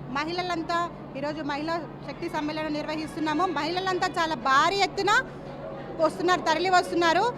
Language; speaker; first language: Telugu; native; Telugu